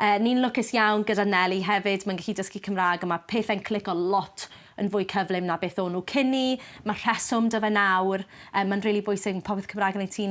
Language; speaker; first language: Welsh; native; Welsh